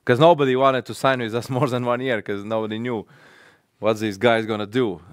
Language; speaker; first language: English; non-native, fluent; Latvian